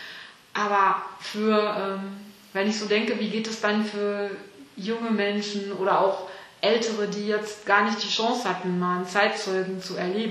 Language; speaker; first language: German; native; German